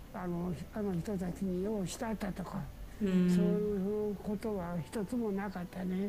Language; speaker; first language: Japanese; native; Japanese